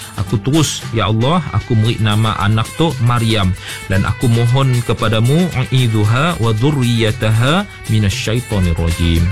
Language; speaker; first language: Malay; native; Malay